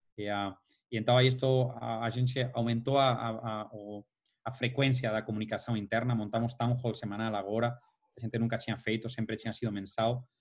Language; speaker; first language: Portuguese; non-native, fluent; Spanish